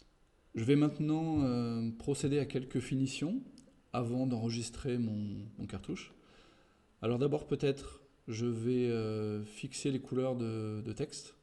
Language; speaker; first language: French; native; French